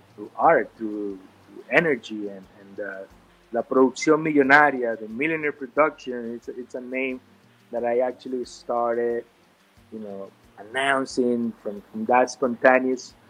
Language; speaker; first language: English; non-native, fluent; Spanish